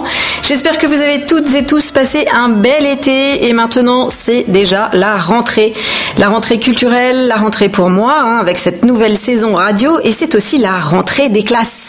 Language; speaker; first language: French; native; French